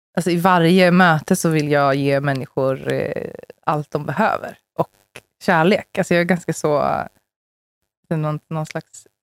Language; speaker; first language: Swedish; native; Swedish